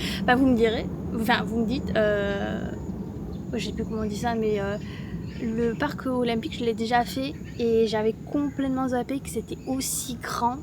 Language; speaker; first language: French; native; French